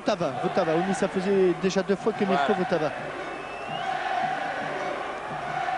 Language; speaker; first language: French; native; French